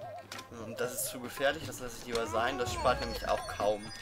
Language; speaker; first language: German; native; German